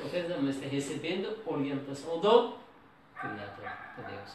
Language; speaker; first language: Portuguese; non-native, learner; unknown